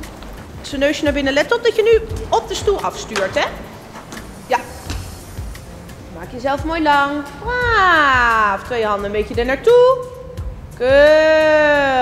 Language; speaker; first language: Dutch; native; Dutch